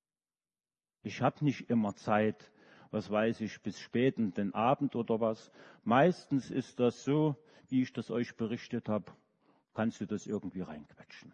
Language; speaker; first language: German; native; German